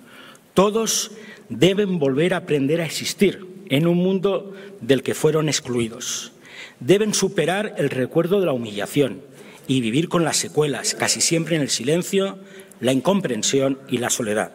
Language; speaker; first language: Spanish; native; Spanish